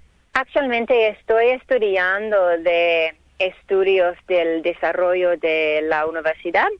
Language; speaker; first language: Spanish; non-native, learner; English